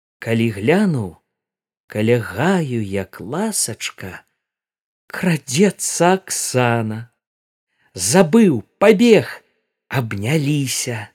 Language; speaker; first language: Belarusian; native; Belarusian